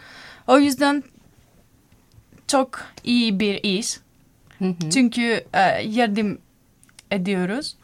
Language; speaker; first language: Turkish; non-native, learner; Finnish